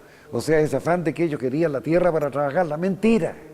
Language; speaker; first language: Spanish; native; Spanish